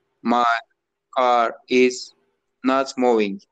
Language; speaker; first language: English; non-native, learner; Turkish